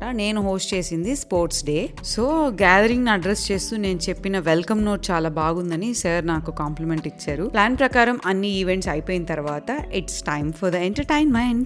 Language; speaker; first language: Telugu; native; Telugu